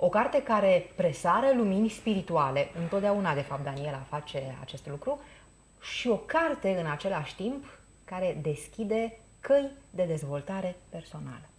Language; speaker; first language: Romanian; native; Romanian